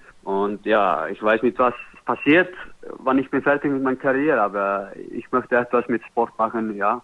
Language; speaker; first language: German; non-native, learner; Icelandic